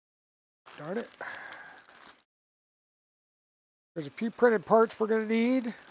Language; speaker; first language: English; native; English